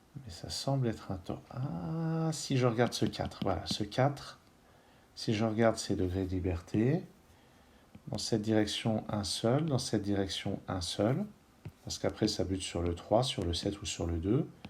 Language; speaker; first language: French; native; French